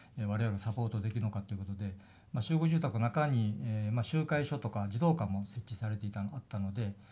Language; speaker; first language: Japanese; native; Japanese